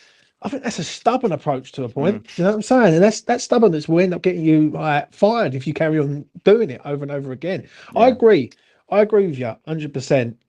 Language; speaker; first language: English; native; English